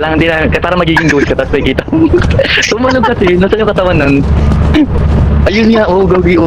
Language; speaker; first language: Filipino; native; Filipino